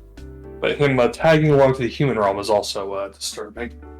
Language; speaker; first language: English; native; English